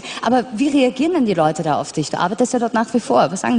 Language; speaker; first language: German; native; German